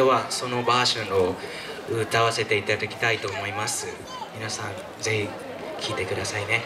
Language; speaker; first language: Japanese; non-native, fluent; Thai